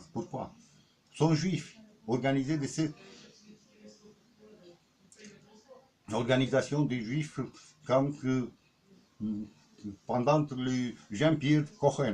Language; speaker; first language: French; non-native, learner; Romanian